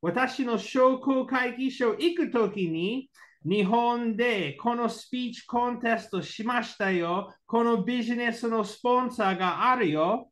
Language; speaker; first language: Japanese; non-native, learner; English